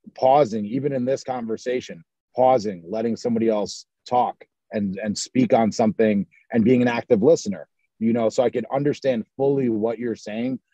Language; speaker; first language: English; native; English